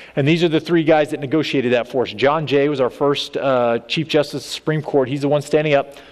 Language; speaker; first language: English; native; English